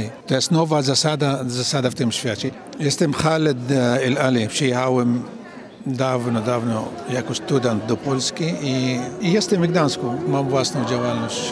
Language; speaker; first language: Polish; non-native, fluent; Arabic